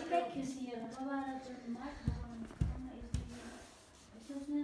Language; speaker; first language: Dutch; non-native, learner; Arabic